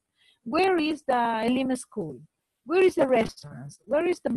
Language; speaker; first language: English; non-native, learner; Spanish